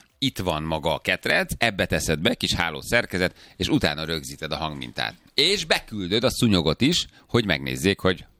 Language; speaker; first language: Hungarian; native; Hungarian